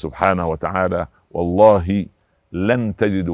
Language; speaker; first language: Arabic; native; Arabic